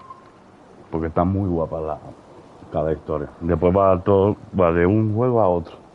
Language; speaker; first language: Spanish; non-native, fluent; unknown